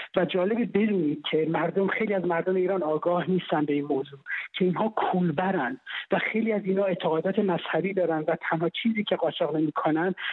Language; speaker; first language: Persian; non-native, local second language; Central Kurdish